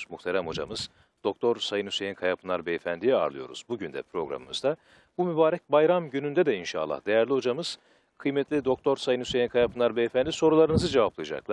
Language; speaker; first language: Turkish; native; Turkish